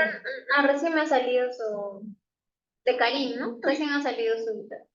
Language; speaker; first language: Spanish; native; Spanish